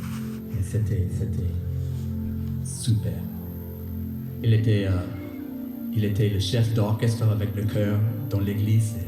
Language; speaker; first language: French; non-native, learner; English